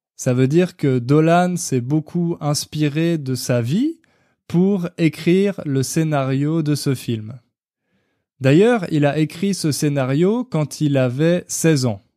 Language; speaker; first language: French; native; French